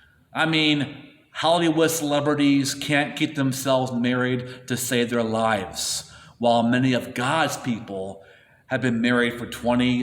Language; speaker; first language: English; native; English